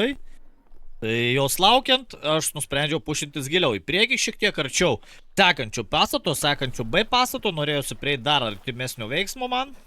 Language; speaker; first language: Lithuanian; native; Lithuanian